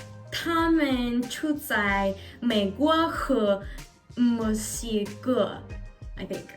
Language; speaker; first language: Chinese; non-native, learner; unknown